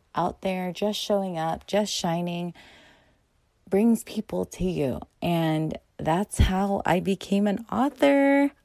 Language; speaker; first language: English; native; English